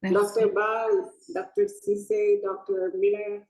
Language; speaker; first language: French; non-native, fluent; English